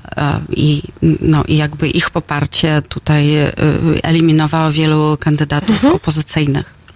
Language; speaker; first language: Polish; non-native, fluent; Russian